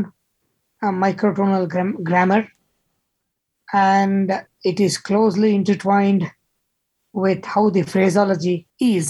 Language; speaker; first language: English; non-native, local second language; Kannada